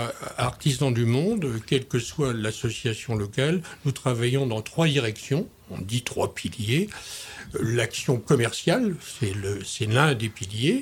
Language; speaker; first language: French; native; French